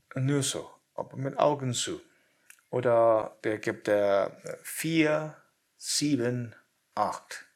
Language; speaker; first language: German; non-native, learner; English